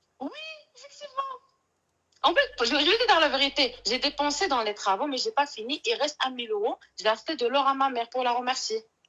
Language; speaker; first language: French; non-native, local second language; Arabic